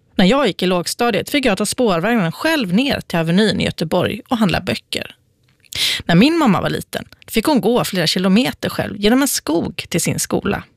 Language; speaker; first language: Swedish; native; Swedish